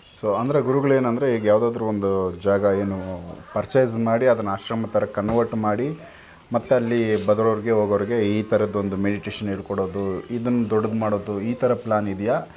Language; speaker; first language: Kannada; native; Kannada